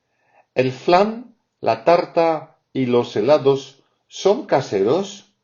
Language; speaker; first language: Spanish; non-native, fluent; French